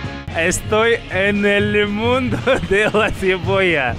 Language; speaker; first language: Spanish; non-native, fluent; Russian